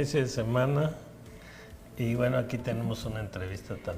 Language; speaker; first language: Spanish; native; Spanish